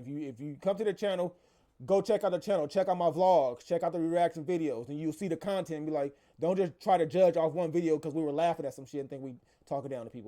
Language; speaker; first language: English; native; English